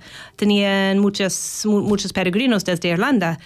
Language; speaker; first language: Spanish; non-native, fluent; English